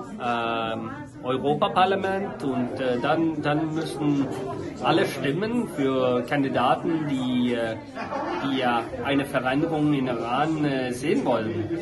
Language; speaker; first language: German; non-native, learner; Swedish